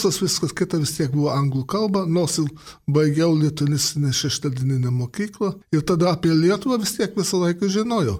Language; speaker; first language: Lithuanian; early bilingual, heritage; Lithuanian